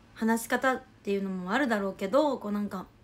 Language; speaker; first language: Japanese; native; Japanese